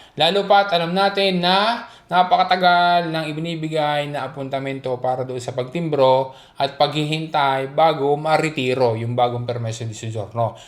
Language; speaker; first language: Filipino; native; Filipino